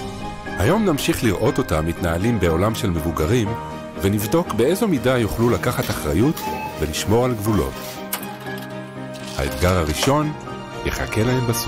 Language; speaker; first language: Hebrew; native; Hebrew